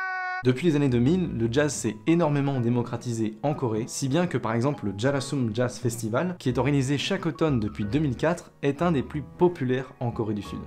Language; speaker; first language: French; native; French